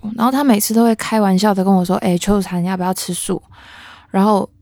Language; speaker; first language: Chinese; non-native, local second language; Hakka Chinese